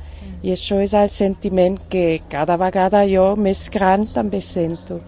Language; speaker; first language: Catalan; non-native, fluent; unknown